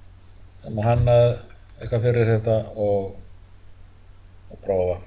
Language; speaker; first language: Icelandic; native; Icelandic